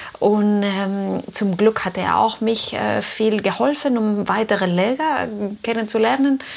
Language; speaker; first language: German; non-native, fluent; Spanish